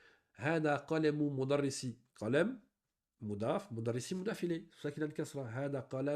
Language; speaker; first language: Arabic; non-native, fluent; French